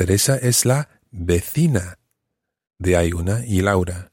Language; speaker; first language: Spanish; non-native, fluent; English